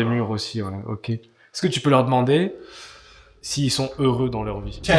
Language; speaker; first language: French; native; French